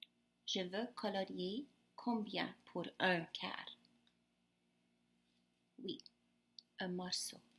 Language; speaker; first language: French; non-native, fluent; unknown